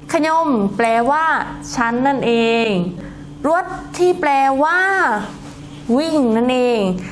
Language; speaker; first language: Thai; non-native, local second language; Northern Khmer